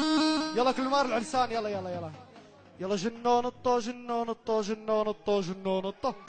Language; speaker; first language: Arabic; native; Arabic